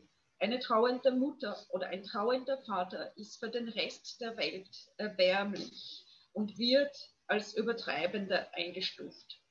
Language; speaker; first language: German; non-native, fluent; Polish